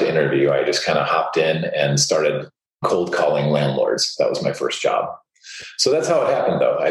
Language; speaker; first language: English; native; English